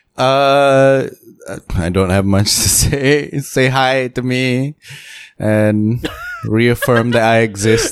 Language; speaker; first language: English; non-native, local second language; Malay